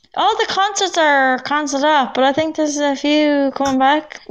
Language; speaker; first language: English; native; English